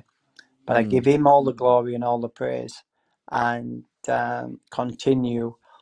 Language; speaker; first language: English; native; English